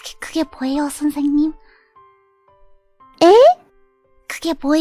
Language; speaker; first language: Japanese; non-native, learner; Korean